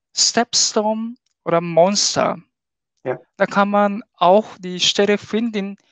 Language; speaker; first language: German; non-native, fluent; Japanese